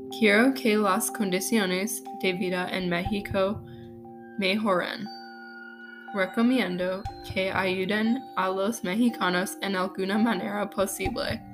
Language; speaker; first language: Spanish; non-native, learner; English